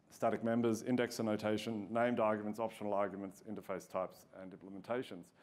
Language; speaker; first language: English; native; English